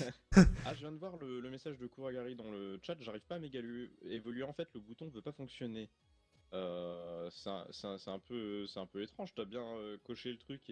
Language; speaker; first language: French; native; French